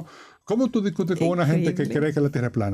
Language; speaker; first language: Spanish; native; Spanish